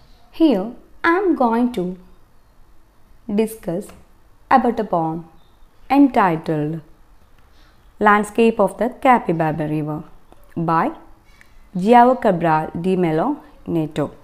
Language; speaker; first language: English; non-native, local second language; Malayalam